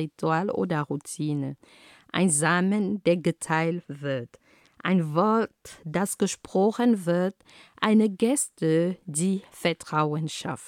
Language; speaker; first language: German; non-native, fluent; Ghomala